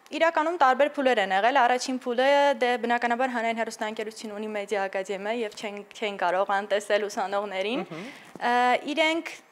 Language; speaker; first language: Armenian; native; Armenian